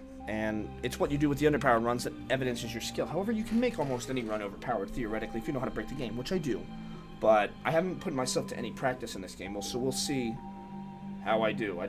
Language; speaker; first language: English; native; English